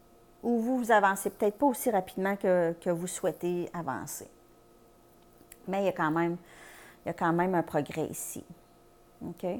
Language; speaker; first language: French; native; French